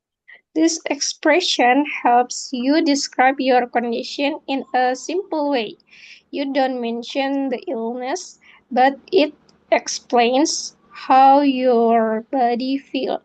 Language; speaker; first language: English; non-native, fluent; Indonesian